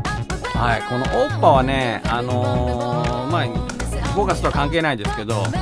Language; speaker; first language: Japanese; native; Japanese